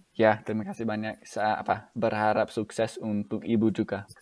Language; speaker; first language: Indonesian; non-native, fluent; English